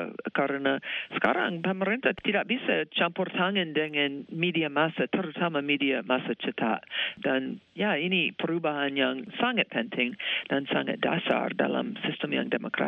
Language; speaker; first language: Indonesian; non-native, fluent; English